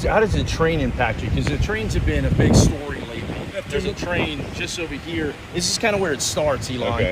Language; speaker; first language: English; native; English